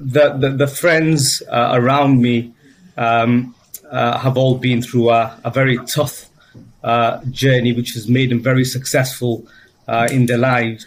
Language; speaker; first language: English; native; English